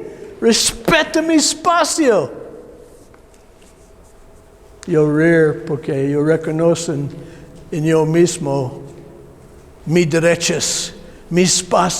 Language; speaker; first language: Spanish; non-native, learner; English